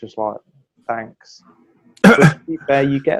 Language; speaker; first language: English; native; English